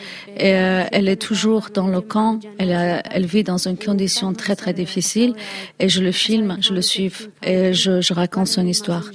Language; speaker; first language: French; non-native, fluent; Kurdish